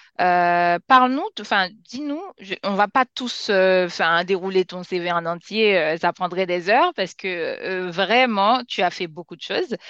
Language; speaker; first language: French; non-native, local second language; Haitian Creole